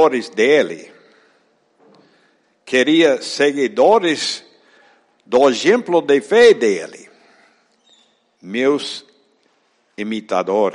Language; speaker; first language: Portuguese; non-native, fluent; Spanish